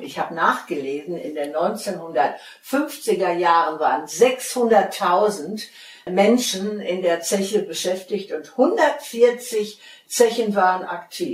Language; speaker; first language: German; native; German